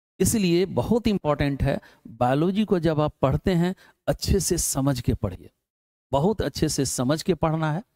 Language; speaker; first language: Hindi; native; Hindi